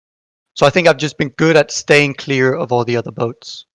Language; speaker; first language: English; non-native, fluent; Danish